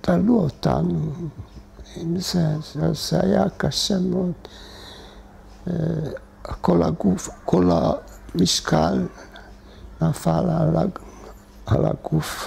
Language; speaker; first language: Hebrew; non-native, fluent; Hungarian